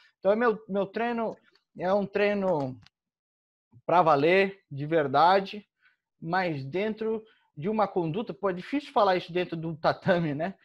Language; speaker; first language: Portuguese; native; Portuguese